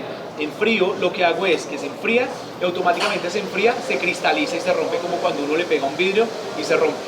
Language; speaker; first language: Spanish; native; Spanish